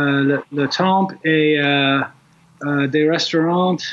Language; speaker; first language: French; non-native, learner; English